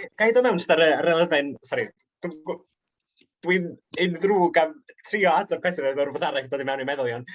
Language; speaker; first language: Welsh; native; Welsh